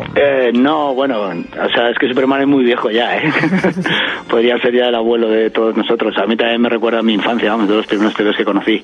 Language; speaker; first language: Spanish; native; Spanish